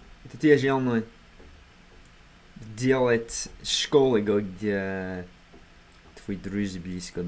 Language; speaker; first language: Russian; non-native, learner; English